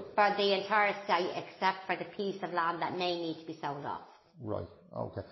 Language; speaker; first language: English; native; English